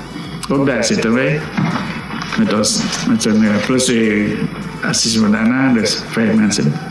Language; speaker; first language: Dutch; non-native, local second language; Minangkabau